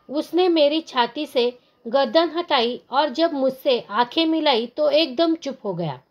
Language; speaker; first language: Hindi; non-native, local second language; Marathi